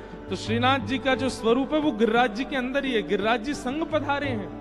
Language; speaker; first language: Hindi; native; Hindi